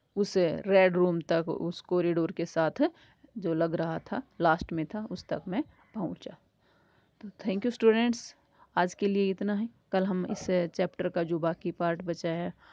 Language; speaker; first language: Hindi; native; Hindi